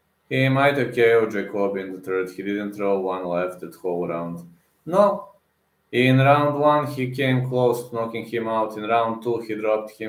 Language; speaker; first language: English; non-native, fluent; Serbian